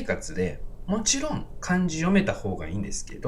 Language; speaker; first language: Japanese; native; Japanese